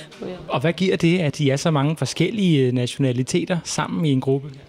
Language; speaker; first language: Danish; native; Danish